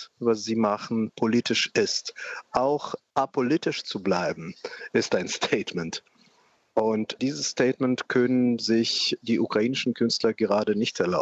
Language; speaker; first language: German; non-native, fluent; Russian